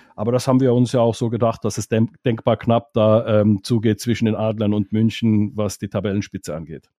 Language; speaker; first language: German; non-native, fluent; Finnish